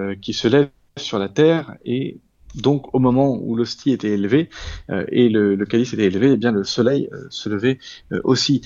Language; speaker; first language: French; native; French